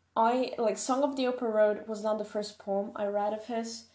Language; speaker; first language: English; non-native, fluent; Portuguese